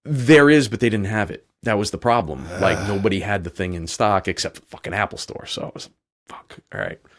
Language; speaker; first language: English; native; English